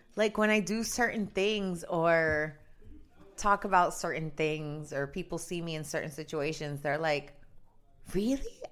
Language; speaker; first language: English; native; English